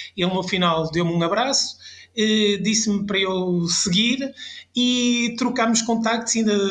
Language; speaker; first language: Portuguese; early bilingual, other home language; French